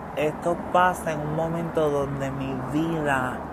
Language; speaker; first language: Spanish; early bilingual, other home language; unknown